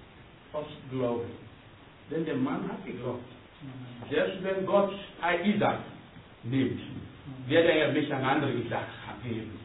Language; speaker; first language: German; non-native, learner; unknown